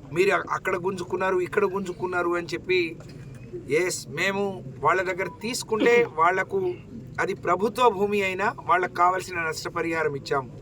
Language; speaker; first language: Telugu; native; Telugu